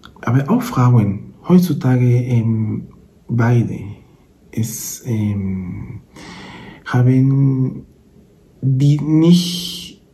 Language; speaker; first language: German; non-native, fluent; Spanish